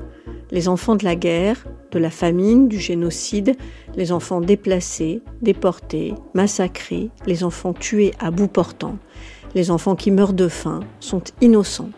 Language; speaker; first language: French; native; French